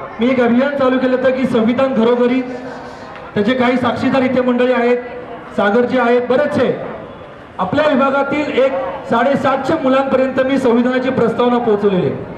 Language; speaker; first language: Marathi; non-native, local second language; Hindi